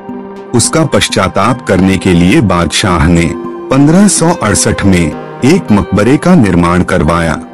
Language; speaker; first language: Hindi; native; Hindi